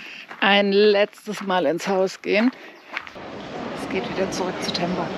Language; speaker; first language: German; native; German